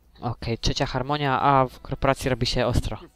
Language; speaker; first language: Polish; native; Polish